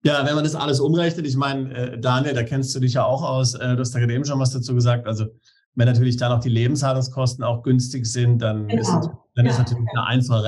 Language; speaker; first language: German; native; German